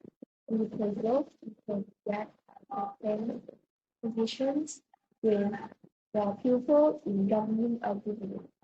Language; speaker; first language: English; non-native, learner; Vietnamese